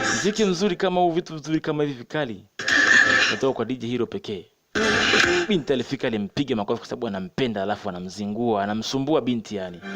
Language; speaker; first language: Swahili; native; Swahili